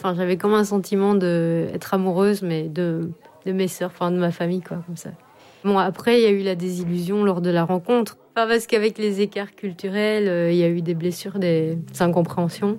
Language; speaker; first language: French; native; French